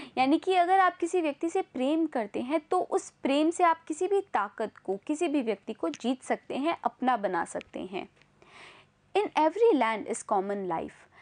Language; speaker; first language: Hindi; native; Hindi